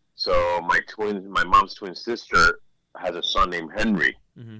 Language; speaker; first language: English; early bilingual, other home language; Spanish